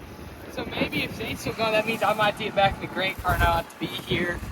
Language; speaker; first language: English; native; English